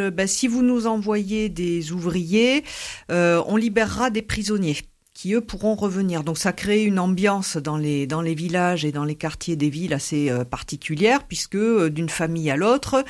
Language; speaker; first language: French; native; French